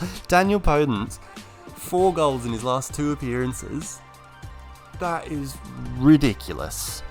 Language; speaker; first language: English; native; English